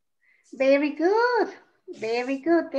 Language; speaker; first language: English; non-native, fluent; Spanish